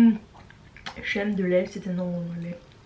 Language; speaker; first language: French; non-native, learner; Norwegian